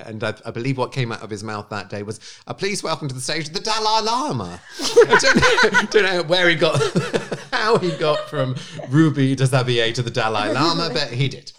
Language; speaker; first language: English; native; English